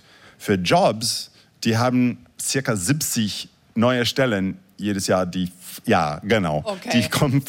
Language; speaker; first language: German; non-native, fluent; English